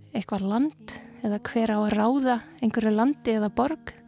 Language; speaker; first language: Icelandic; non-native, fluent; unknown